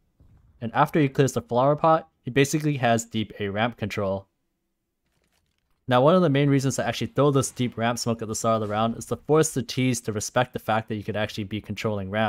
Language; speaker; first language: English; native; English